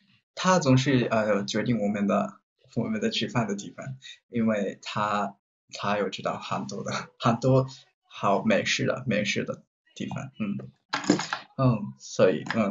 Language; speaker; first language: Chinese; non-native, learner; Japanese